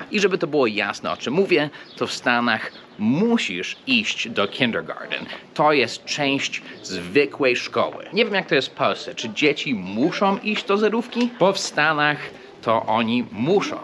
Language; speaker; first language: Polish; early bilingual, heritage; English